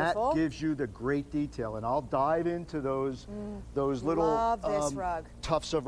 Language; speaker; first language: English; native; English